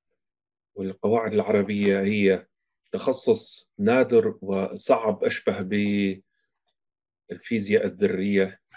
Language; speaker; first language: Arabic; non-native, fluent; German